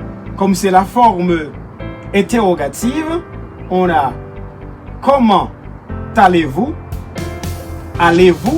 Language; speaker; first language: French; non-native, local second language; Haitian Creole